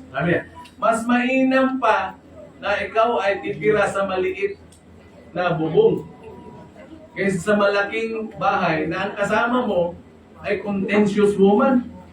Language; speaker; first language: Filipino; non-native, local second language; Cebuano